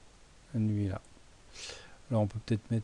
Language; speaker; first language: French; native; French